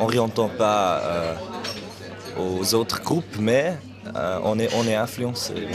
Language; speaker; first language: French; non-native, local second language; German